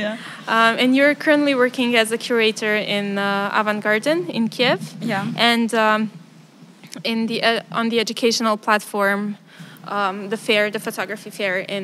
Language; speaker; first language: English; non-native, fluent; Serbian